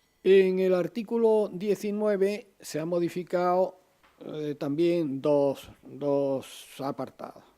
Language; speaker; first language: Spanish; native; Spanish